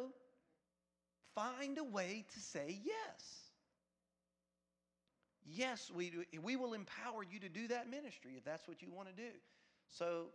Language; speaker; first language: English; native; English